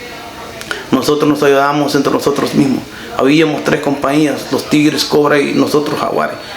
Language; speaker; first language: Spanish; native; Spanish